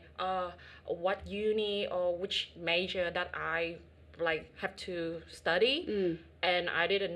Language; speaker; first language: English; non-native, fluent; Vietnamese